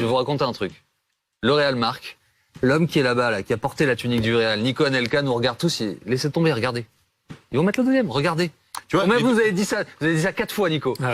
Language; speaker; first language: French; native; French